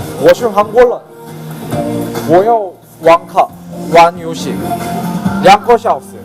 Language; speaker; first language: Chinese; non-native, learner; Korean